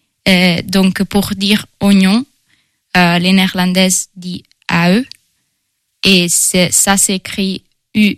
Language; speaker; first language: French; non-native, fluent; Italian